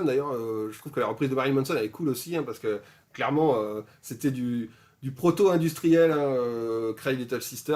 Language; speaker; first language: French; native; French